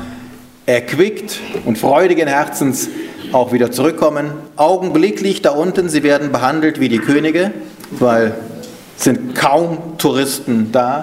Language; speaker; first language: German; native; German